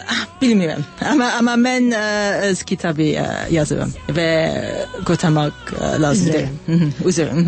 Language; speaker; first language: Azerbaijani; non-native, learner; English